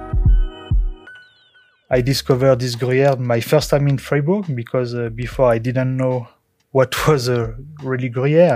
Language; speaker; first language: English; non-native, learner; French